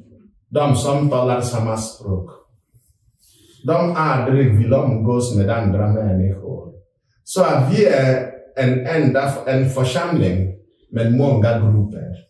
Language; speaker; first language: Swedish; non-native, fluent; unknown